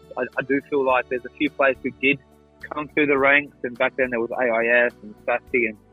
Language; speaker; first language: English; non-native, local second language; Greek